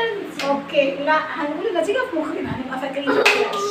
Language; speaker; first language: Arabic; native; Arabic